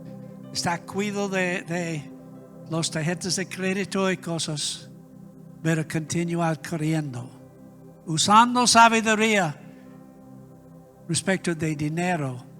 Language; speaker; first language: Spanish; non-native, learner; English